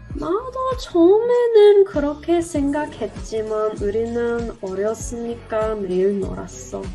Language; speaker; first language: Korean; non-native, learner; English